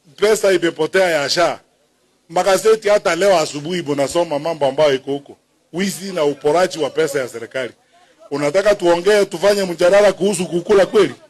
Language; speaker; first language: Swahili; non-native, local second language; Gusii